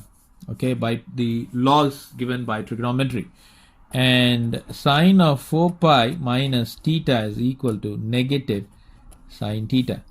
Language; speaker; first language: English; non-native, local second language; Tamil